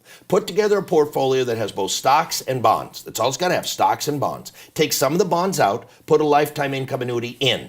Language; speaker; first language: English; native; English